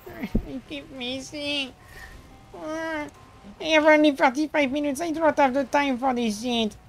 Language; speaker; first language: English; non-native, fluent; French